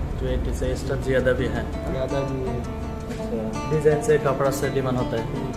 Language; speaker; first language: Hindi; non-native, learner; Bangla